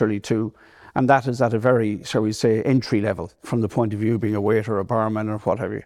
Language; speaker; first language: English; native; English